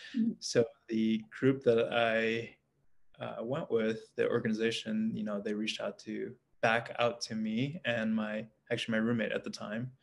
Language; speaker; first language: English; native; English